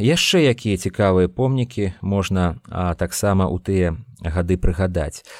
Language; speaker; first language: Belarusian; non-native, local second language; Russian